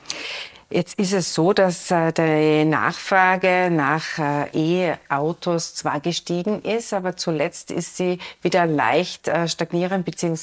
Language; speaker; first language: German; native; German